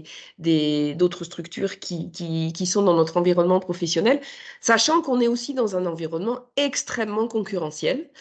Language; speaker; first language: French; native; French